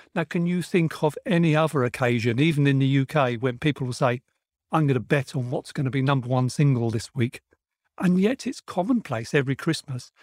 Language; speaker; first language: English; native; English